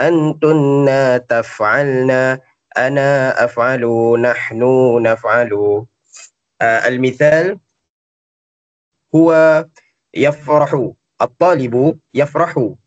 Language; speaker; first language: Arabic; non-native, learner; Malay